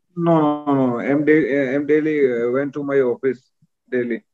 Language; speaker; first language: English; non-native, local second language; Hindi